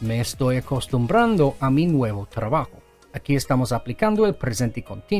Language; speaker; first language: Spanish; non-native, fluent; English